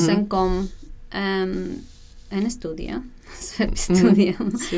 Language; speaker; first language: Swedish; non-native, fluent; Spanish